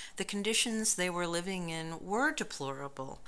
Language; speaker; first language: English; native; English